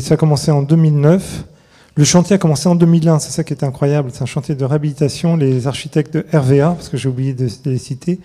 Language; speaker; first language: French; native; French